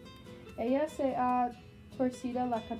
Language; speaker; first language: Spanish; non-native, learner; English